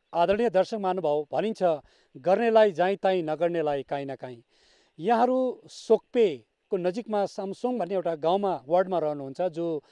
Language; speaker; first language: Nepali; native; Nepali